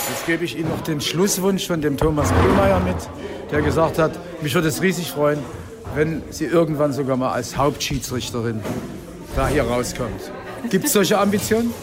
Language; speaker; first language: German; native; German